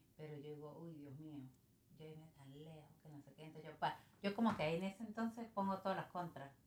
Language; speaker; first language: Spanish; native; Spanish